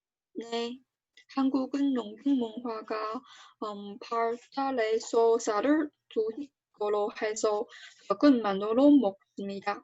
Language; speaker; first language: Korean; non-native, learner; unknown